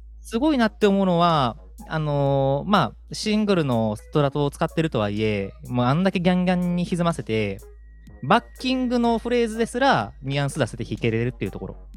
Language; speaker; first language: Japanese; native; Japanese